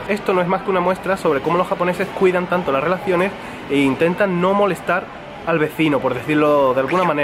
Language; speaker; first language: Spanish; native; Spanish